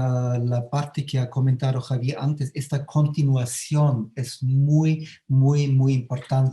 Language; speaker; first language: Spanish; non-native, fluent; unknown